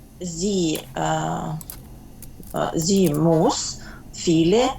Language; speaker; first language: German; non-native, learner; Ukrainian